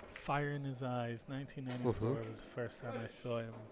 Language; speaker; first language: English; non-native, fluent; Hebrew